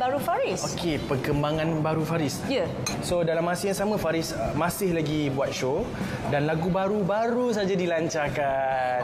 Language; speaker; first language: Malay; native; Malay